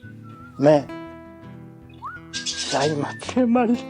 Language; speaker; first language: French; non-native, learner; Portuguese